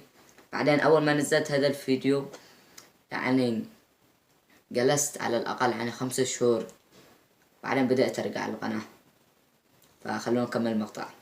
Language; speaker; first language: Arabic; native; Arabic